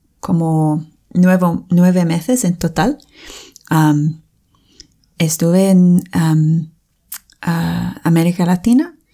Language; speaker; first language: Spanish; non-native, fluent; English